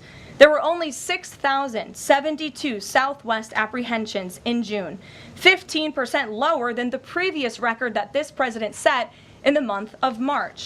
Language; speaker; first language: English; native; English